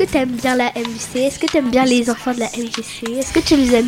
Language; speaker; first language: French; early bilingual, other home language; Arabic